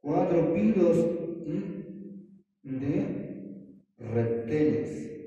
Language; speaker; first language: Spanish; non-native, fluent; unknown